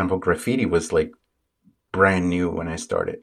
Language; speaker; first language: English; non-native, fluent; Spanish